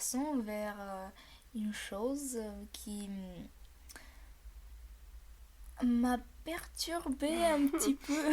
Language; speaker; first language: French; non-native, fluent; Bulgarian